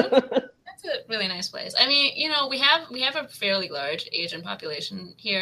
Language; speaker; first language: English; native; English